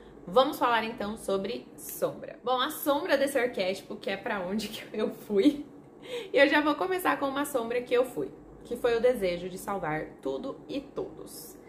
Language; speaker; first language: Portuguese; non-native, fluent; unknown